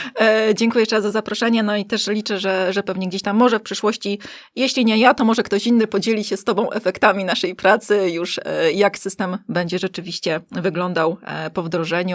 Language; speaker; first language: Polish; native; Polish